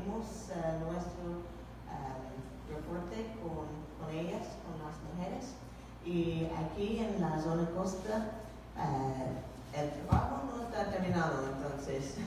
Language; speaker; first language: Spanish; non-native, learner; English